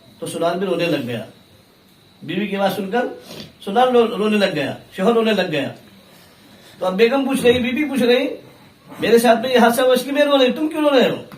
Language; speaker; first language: Urdu; native; Urdu